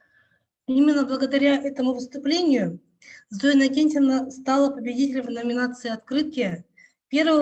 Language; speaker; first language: Russian; native; Russian